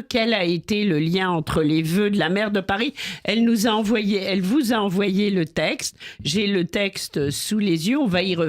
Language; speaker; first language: French; native; French